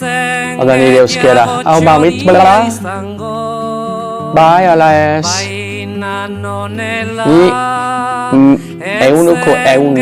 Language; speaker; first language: Basque; non-native, learner; English